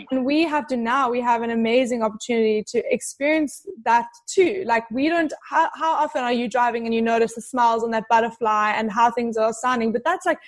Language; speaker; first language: English; native; English